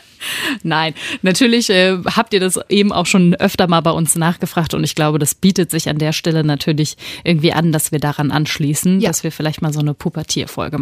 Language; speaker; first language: German; native; German